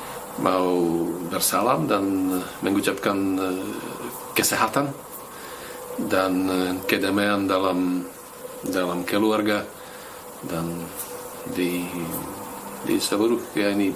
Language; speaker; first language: Indonesian; non-native, fluent; Slovak